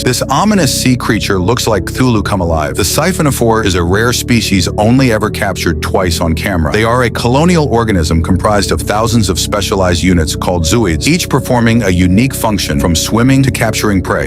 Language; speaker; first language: English; native; English